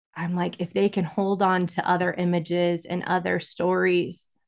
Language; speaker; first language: English; native; English